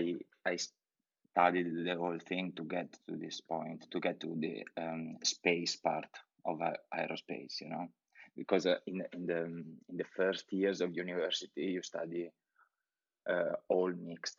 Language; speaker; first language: English; non-native, fluent; Italian